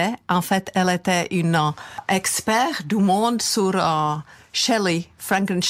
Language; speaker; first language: French; non-native, fluent; Czech